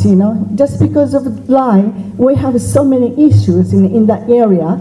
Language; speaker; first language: English; non-native, fluent; Japanese